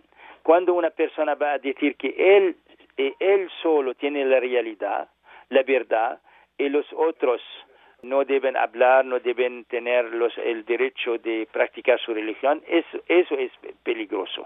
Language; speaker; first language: Spanish; non-native, learner; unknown